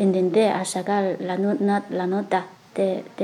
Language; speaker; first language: Spanish; non-native, learner; Chinese